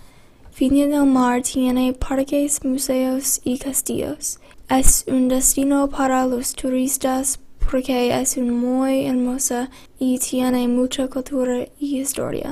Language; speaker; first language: Spanish; non-native, learner; English